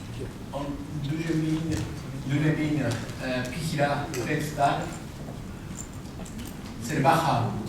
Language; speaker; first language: French; non-native, fluent; Japanese